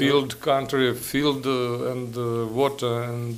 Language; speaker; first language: English; non-native, learner; Ukrainian